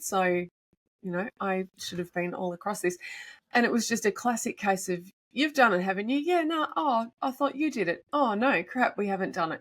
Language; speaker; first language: English; native; English